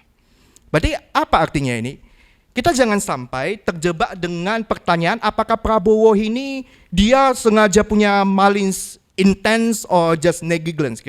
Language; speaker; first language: Indonesian; native; Indonesian